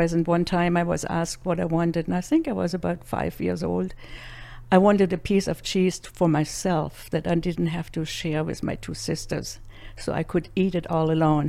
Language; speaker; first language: English; non-native, fluent; German